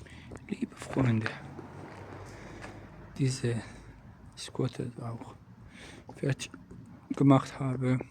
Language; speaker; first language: German; non-native, learner; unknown